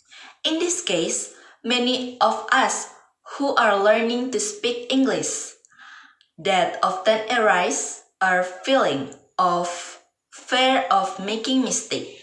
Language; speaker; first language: English; non-native, learner; Indonesian